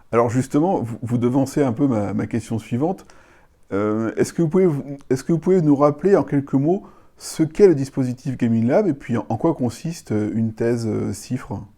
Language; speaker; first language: French; native; French